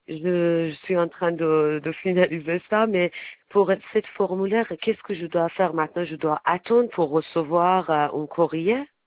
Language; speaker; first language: French; non-native, learner; Persian